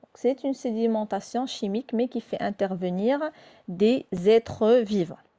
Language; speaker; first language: French; non-native, local second language; Arabic